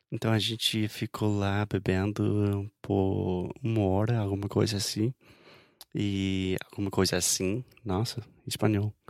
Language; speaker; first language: Portuguese; non-native, fluent; English